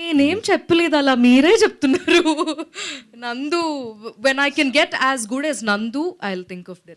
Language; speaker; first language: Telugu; non-native, local second language; Malayalam